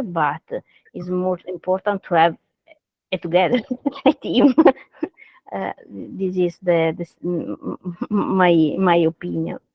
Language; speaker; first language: English; non-native, learner; Italian